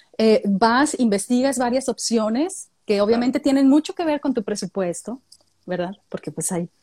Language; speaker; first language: Spanish; native; Spanish